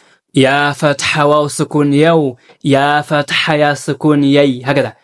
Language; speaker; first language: Arabic; non-native, fluent; Amharic